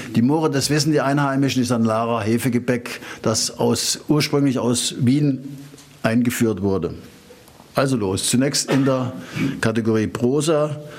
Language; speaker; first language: German; native; German